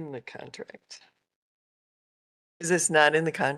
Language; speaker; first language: English; native; English